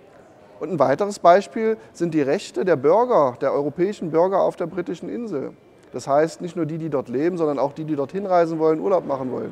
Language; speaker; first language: German; native; German